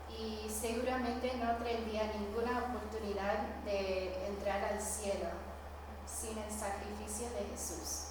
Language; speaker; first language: Spanish; non-native, fluent; English